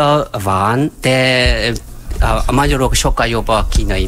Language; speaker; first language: Hungarian; non-native, learner; Chinese